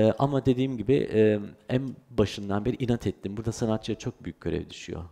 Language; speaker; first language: Turkish; early bilingual, heritage; Turkish